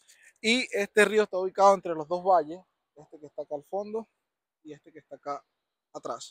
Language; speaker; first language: Spanish; native; Spanish